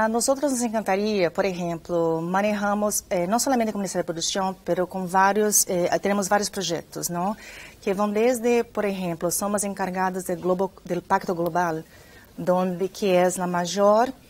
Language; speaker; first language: Spanish; non-native, fluent; Portuguese